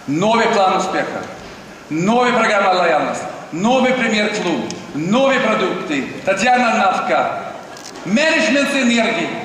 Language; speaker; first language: Russian; non-native, learner; Swedish